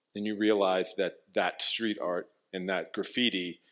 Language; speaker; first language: English; native; English